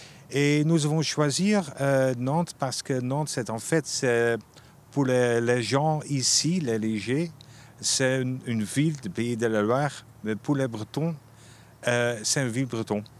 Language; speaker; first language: French; non-native, fluent; Dutch